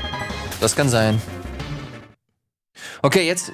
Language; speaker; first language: German; native; German